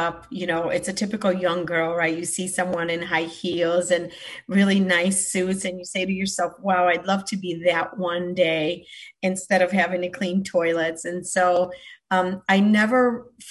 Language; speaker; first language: English; early bilingual, other home language; Polish